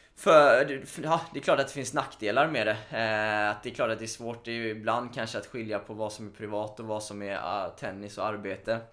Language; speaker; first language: Swedish; native; Swedish